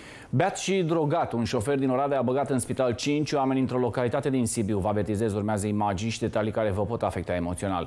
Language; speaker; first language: Romanian; native; Romanian